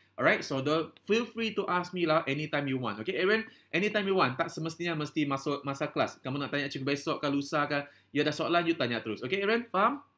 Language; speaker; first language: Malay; non-native, local second language; Chinese